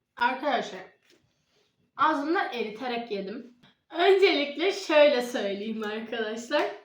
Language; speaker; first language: Turkish; native; Turkish